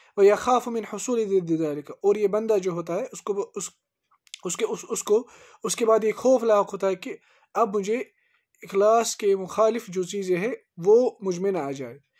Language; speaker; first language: Urdu; native; Urdu